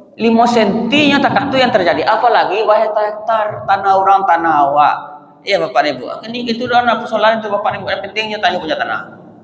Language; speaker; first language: Malay; non-native, local second language; Minangkabau